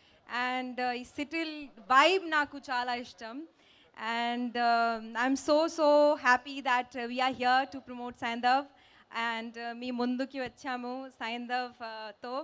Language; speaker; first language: Telugu; non-native, learner; Hindi